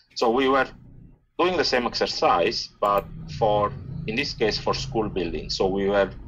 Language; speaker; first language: English; non-native, fluent; Italian